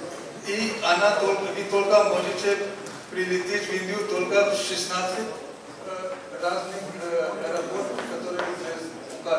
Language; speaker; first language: Russian; non-native, learner; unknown